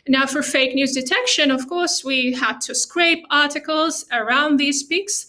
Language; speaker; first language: English; non-native, fluent; Arabic